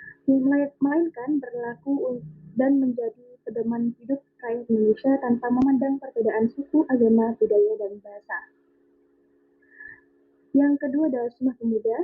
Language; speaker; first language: Indonesian; native; Indonesian